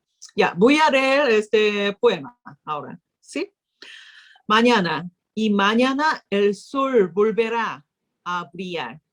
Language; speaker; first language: Spanish; non-native, learner; Korean